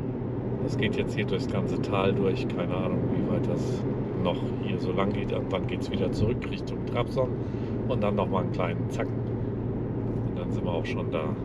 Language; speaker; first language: German; native; German